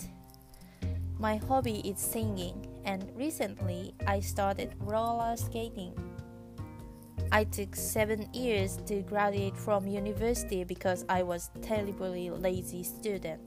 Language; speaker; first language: English; non-native, fluent; Japanese